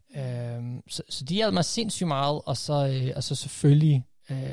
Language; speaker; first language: Danish; early bilingual, other home language; English